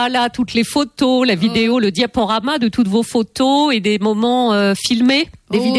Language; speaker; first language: French; native; French